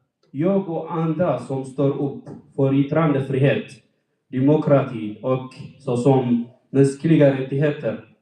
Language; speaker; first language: Swedish; non-native, fluent; Tigrinya